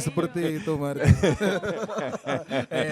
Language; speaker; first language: Indonesian; native; Indonesian